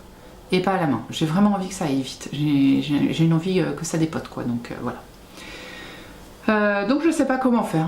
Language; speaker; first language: French; native; French